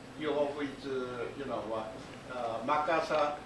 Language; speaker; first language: English; non-native, learner; Korean